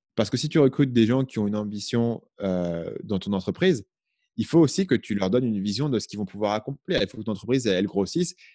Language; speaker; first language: French; native; French